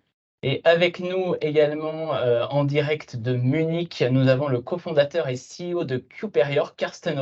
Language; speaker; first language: French; native; French